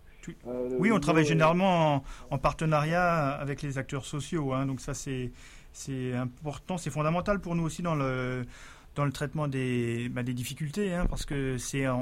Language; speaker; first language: French; native; French